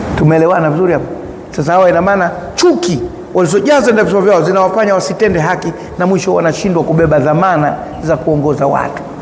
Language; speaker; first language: Swahili; native; Swahili